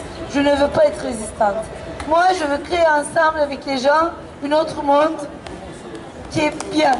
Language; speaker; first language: French; non-native, fluent; Turkish